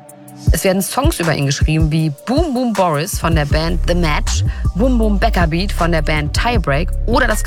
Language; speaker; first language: German; native; German